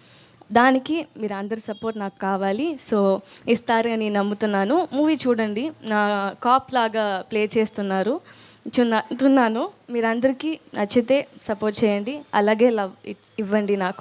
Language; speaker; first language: Telugu; non-native, learner; Tamil